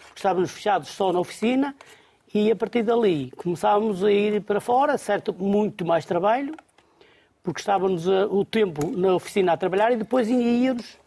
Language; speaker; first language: Portuguese; native; Portuguese